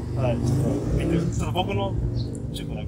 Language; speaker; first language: Japanese; non-native, fluent; Thai